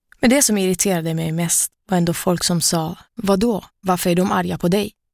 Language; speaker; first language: Swedish; early bilingual, other home language; Persian